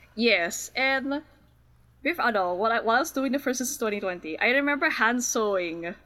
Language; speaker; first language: English; non-native, local second language; Filipino